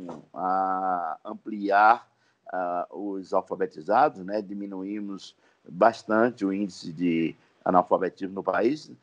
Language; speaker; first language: Portuguese; native; Portuguese